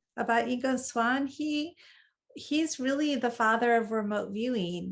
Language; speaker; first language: English; native; English